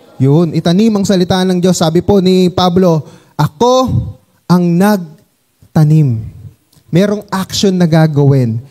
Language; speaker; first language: Filipino; non-native, local second language; Cebuano